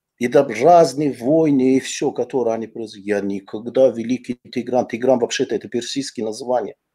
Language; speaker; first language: Russian; non-native, fluent; Azerbaijani